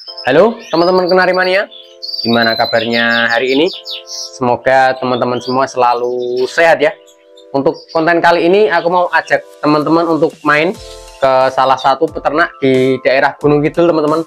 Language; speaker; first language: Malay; non-native, local second language; Javanese